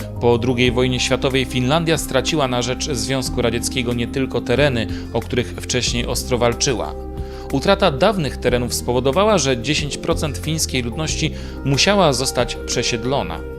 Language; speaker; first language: Polish; native; Polish